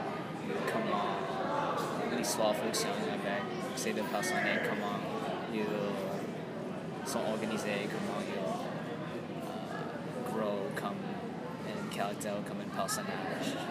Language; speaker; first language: French; non-native, learner; English